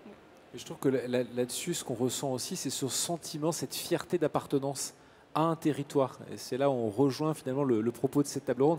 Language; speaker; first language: French; native; French